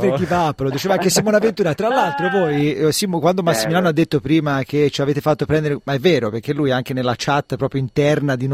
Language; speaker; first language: Italian; native; Italian